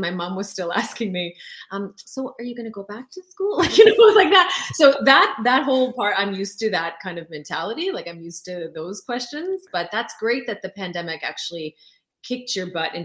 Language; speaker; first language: English; non-native, fluent; French